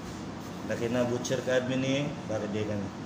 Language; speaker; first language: Hindi; non-native, learner; Filipino